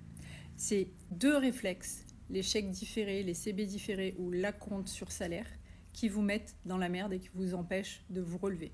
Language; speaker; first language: French; native; French